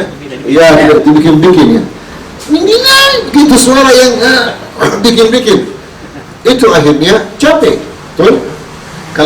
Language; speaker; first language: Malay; non-native, learner; Arabic